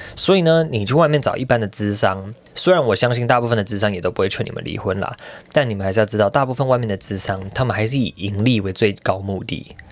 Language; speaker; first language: Chinese; native; Chinese